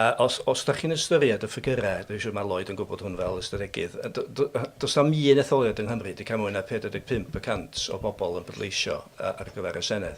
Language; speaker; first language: Welsh; native; Welsh